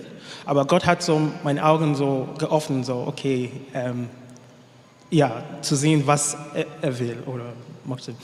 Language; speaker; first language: German; non-native, learner; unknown